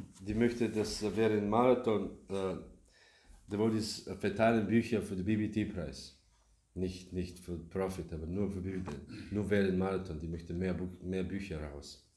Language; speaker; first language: German; non-native, learner; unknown